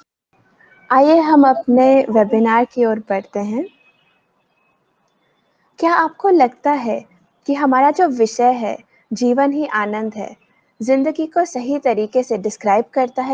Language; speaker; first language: Hindi; native; Hindi